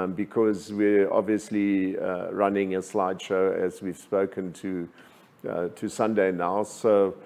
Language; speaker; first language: English; non-native, local second language; German